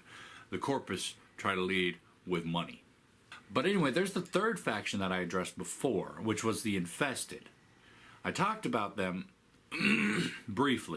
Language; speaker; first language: English; native; English